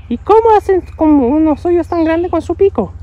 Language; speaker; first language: Spanish; native; Spanish